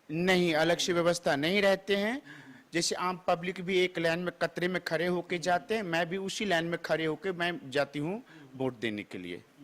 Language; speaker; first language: Hindi; native; Hindi